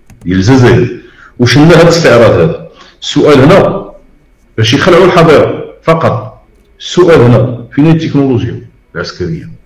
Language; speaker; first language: Arabic; native; Arabic